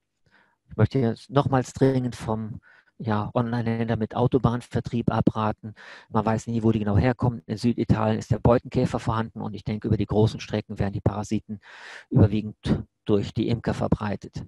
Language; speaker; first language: German; native; German